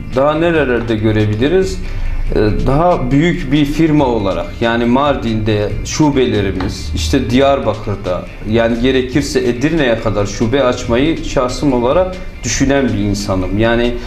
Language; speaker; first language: Turkish; native; Turkish